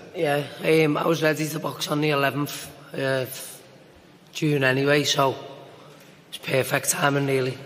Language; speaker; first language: English; native; English